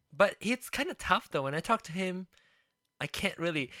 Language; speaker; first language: English; non-native, fluent; Japanese